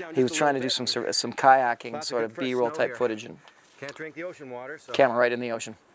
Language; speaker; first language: English; native; English